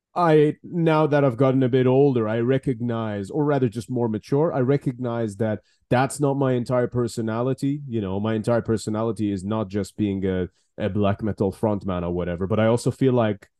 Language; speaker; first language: English; non-native, fluent; Persian